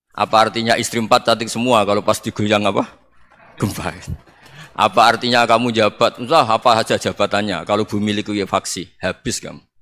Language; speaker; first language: Indonesian; non-native, local second language; Javanese